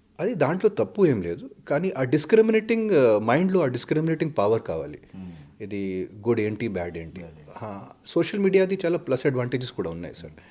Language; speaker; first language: Telugu; non-native, fluent; Hindi